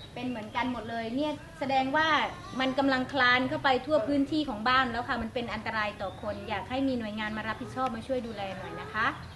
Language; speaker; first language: Thai; non-native, local second language; Khmer